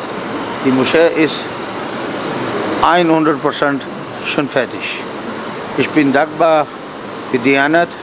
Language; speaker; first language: German; non-native, learner; Urdu